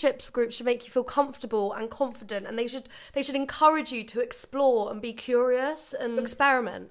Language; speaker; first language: English; native; English